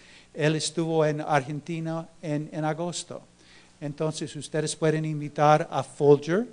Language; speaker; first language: Spanish; non-native, fluent; English